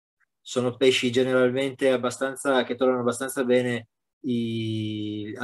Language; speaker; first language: Italian; native; Italian